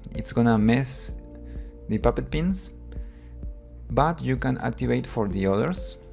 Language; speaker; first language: English; non-native, fluent; Spanish